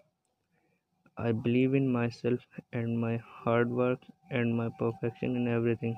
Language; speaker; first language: English; non-native, local second language; Hindi